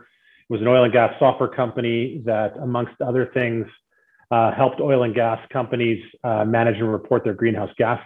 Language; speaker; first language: English; native; English